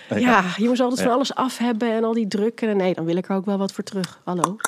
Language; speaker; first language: Dutch; native; Dutch